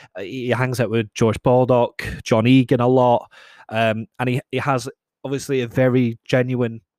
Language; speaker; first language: English; native; English